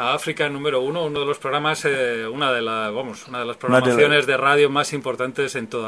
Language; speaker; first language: Spanish; native; Spanish